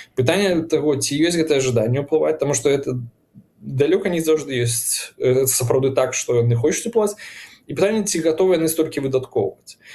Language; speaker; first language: Belarusian; non-native, local second language; Russian